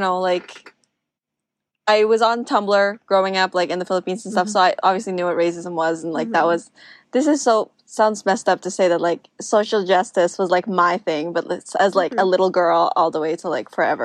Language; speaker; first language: English; non-native, local second language; Filipino